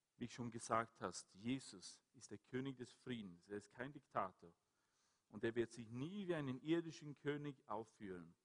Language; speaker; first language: German; non-native, fluent; Swedish